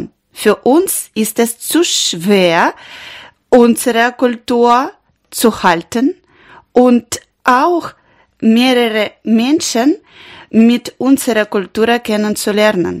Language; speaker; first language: German; non-native, learner; Ukrainian